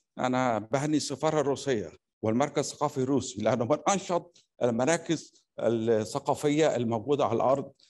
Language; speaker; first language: Arabic; native; Arabic